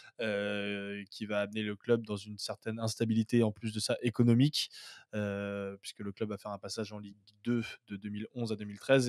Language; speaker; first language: French; native; French